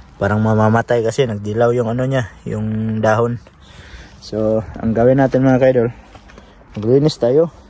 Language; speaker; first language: Filipino; non-native, local second language; Cebuano